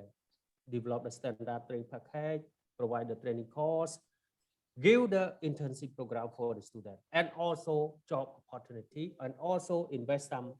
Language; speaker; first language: English; non-native, learner; Khmer